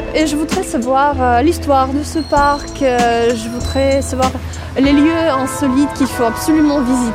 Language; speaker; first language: French; non-native, fluent; Russian